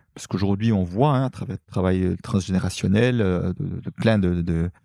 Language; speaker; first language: French; native; French